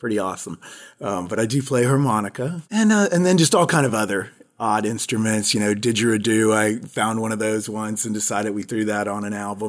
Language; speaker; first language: English; native; English